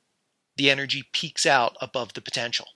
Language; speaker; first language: English; native; English